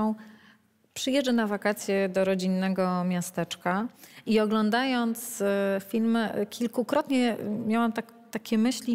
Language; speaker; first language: Polish; native; Polish